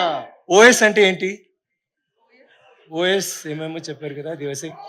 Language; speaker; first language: Telugu; non-native, learner; Tamil